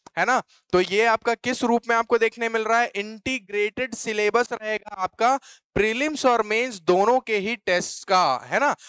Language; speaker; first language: Hindi; native; Hindi